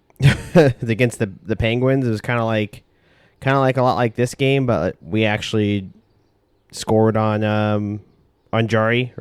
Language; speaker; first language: English; native; English